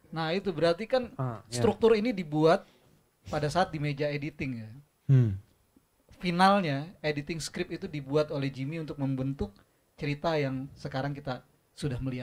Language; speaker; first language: Indonesian; native; Indonesian